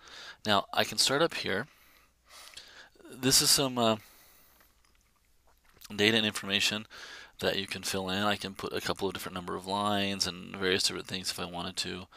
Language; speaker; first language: English; native; English